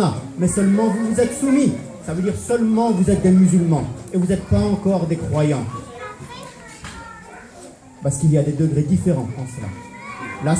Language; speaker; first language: French; native; French